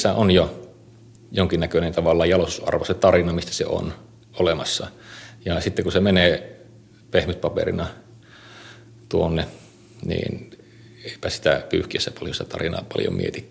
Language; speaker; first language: Finnish; native; Finnish